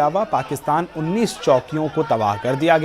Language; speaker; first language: Hindi; native; Hindi